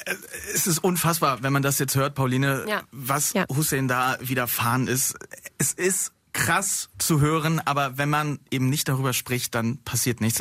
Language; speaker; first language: German; native; German